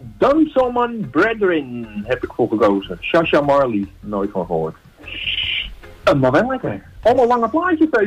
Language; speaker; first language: Dutch; native; Dutch